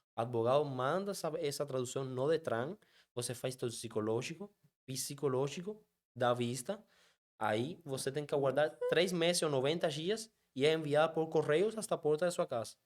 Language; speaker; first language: Portuguese; non-native, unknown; Spanish